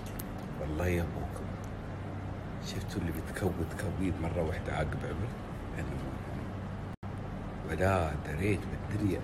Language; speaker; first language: Arabic; native; Arabic